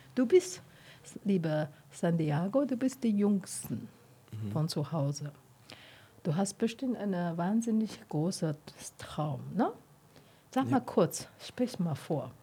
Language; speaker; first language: German; non-native, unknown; Chinese